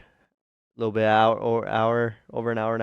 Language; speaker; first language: English; native; English